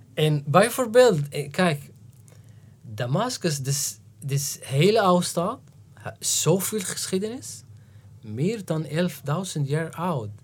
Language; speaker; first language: Dutch; non-native, learner; Arabic